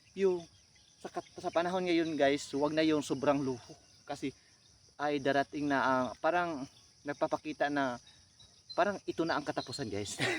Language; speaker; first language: Filipino; non-native, local second language; Cebuano